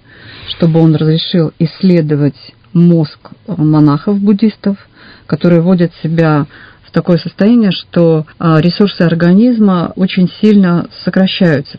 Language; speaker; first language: Russian; native; Russian